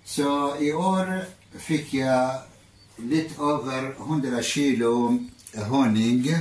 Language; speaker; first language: Norwegian; non-native, fluent; Arabic